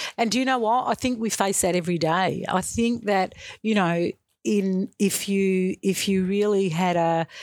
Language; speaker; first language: English; native; English